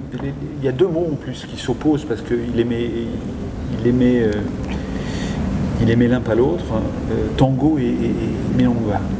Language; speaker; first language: French; native; French